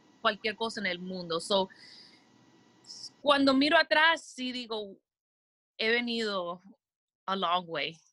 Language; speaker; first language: Spanish; early bilingual, heritage; Spanish